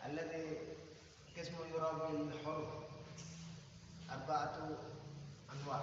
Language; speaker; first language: Arabic; non-native, learner; Indonesian